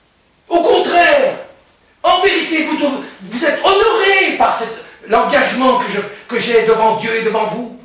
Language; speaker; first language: French; native; French